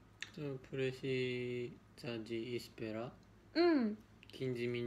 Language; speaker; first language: Portuguese; non-native, learner; Japanese